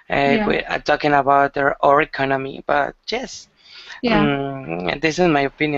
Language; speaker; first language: English; non-native, learner; Spanish